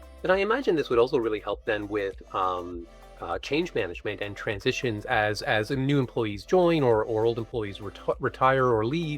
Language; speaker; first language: English; native; English